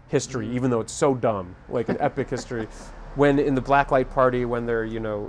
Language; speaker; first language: English; native; English